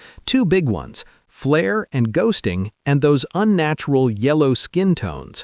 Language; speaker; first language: English; native; English